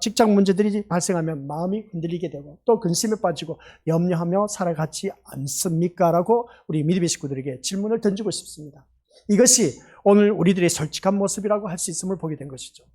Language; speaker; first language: Korean; native; Korean